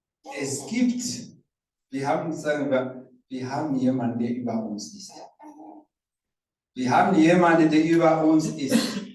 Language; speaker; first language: German; non-native, fluent; Rundi